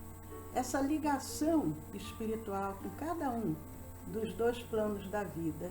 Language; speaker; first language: Portuguese; native; Portuguese